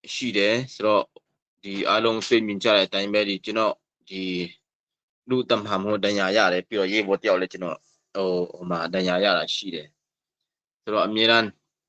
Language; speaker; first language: Burmese; non-native, local second language; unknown